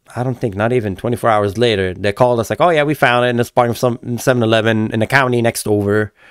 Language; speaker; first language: English; native; English